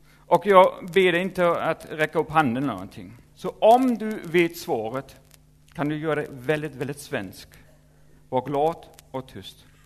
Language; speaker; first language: Swedish; non-native, fluent; German